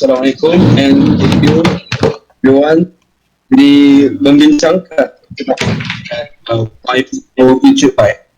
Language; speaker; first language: English; non-native, learner; Malay